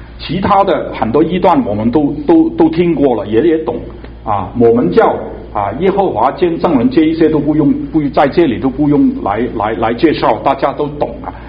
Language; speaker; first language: Chinese; non-native, local second language; Cantonese